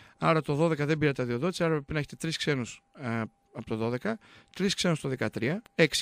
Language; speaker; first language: Greek; native; Greek